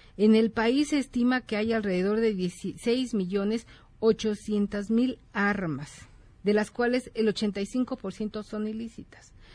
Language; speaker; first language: Spanish; native; Spanish